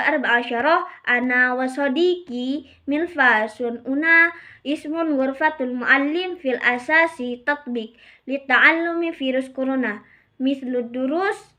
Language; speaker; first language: Arabic; non-native, learner; Indonesian